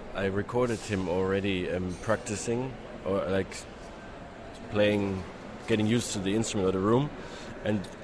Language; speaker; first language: English; non-native, fluent; German